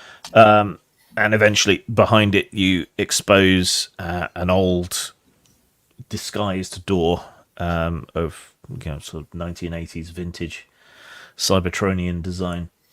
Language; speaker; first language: English; native; English